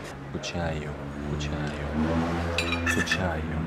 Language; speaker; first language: Italian; non-native, learner; Korean